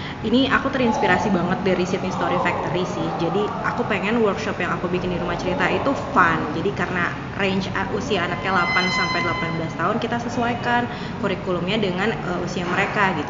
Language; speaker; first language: Indonesian; native; Indonesian